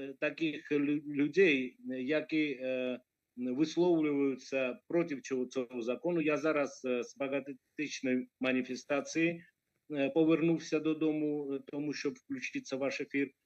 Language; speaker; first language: Ukrainian; non-native, fluent; Georgian